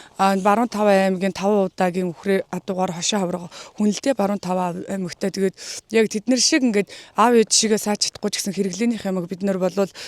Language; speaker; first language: Mongolian; native; Mongolian